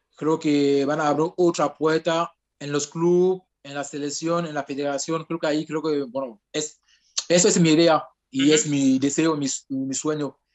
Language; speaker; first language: Spanish; non-native, fluent; French